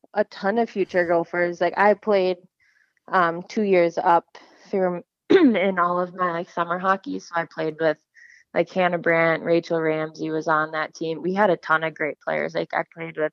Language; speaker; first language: English; native; English